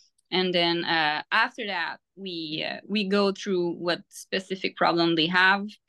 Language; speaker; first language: English; non-native, fluent; French